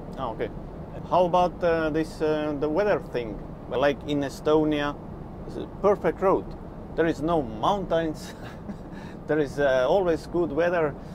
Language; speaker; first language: English; non-native, learner; Estonian